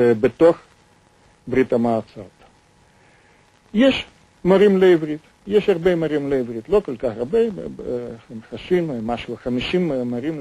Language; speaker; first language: Hebrew; non-native, fluent; Russian